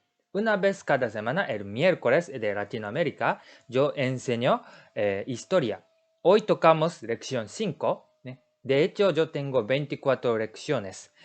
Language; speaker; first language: Spanish; non-native, learner; Japanese